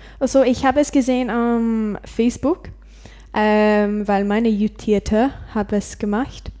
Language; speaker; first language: German; non-native, learner; English